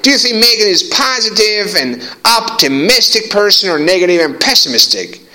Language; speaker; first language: English; non-native, fluent; Persian